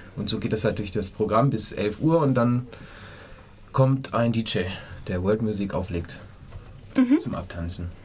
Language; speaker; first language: German; native; German